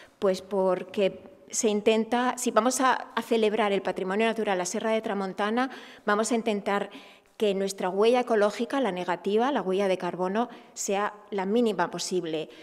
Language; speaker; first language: Spanish; native; Spanish